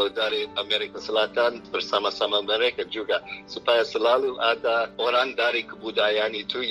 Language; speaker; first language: Indonesian; non-native, fluent; English